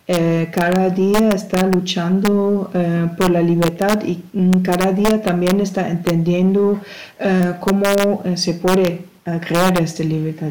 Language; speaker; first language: Spanish; non-native, learner; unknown